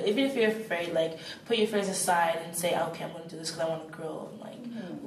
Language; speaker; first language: English; native; English